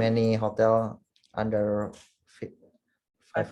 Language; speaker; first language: English; non-native, learner; Indonesian